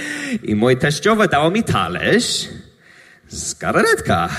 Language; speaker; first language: Polish; non-native, learner; English